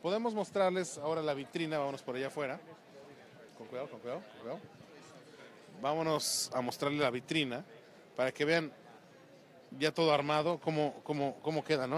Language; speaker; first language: Spanish; native; Spanish